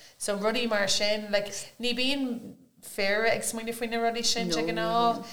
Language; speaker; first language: Irish; non-native, local second language; English